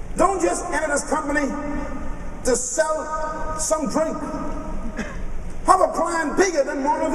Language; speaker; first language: English; native; English